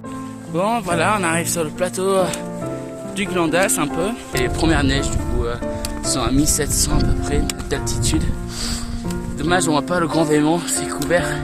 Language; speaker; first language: French; native; French